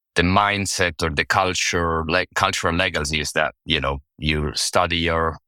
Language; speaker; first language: English; non-native, fluent; Italian